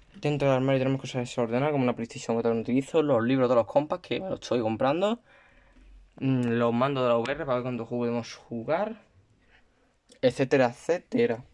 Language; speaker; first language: Spanish; native; Spanish